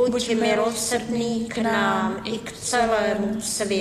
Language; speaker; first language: Czech; native; Czech